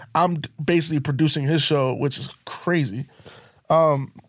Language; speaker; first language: English; native; English